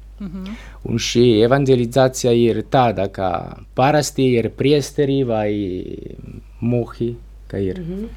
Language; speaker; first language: Latvian; non-native, learner; Italian